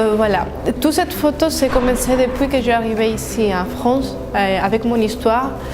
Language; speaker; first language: French; non-native, learner; Spanish